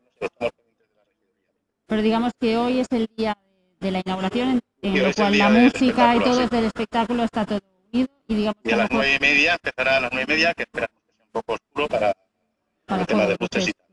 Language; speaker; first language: Spanish; native; Spanish